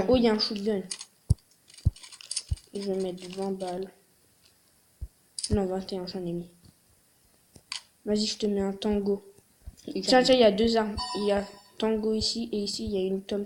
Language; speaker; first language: French; native; French